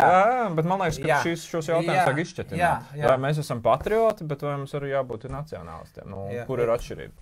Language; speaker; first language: Latvian; native; Latvian